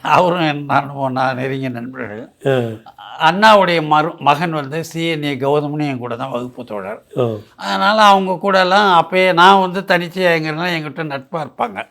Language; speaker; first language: Tamil; native; Tamil